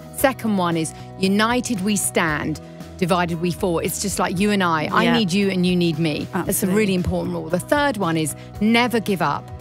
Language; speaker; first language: English; native; English